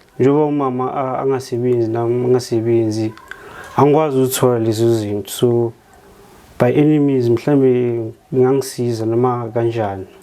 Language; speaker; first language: Zulu; native; Zulu